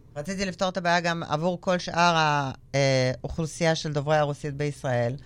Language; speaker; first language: Hebrew; early bilingual, other home language; Russian